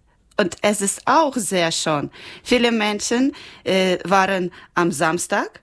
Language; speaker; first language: German; non-native, learner; Ukrainian